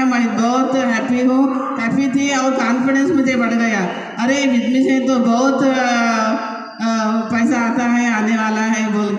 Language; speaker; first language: Hindi; non-native, local second language; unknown